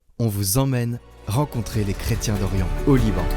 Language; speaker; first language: French; native; French